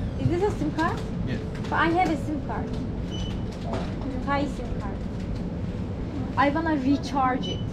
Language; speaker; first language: English; non-native, learner; Turkish